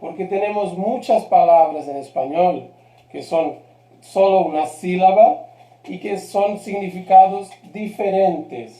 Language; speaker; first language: Spanish; non-native, fluent; Portuguese